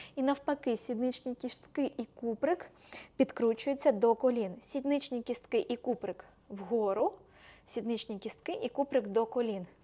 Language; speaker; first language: Ukrainian; non-native, local second language; Russian